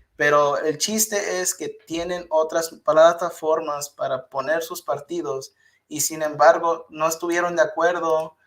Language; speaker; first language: Spanish; early bilingual, heritage; Spanish